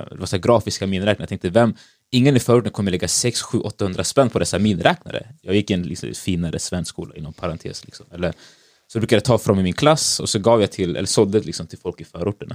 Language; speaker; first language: Swedish; early bilingual, other home language; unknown